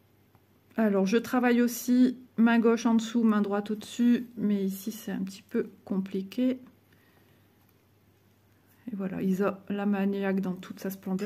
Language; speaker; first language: French; native; French